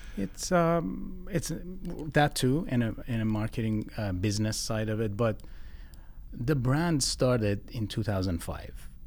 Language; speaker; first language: English; non-native, fluent; Persian